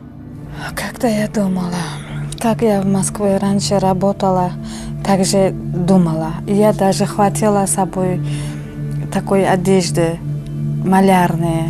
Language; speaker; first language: Russian; non-native, learner; Uzbek